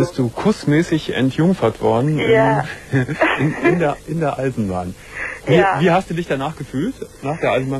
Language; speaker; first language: German; native; German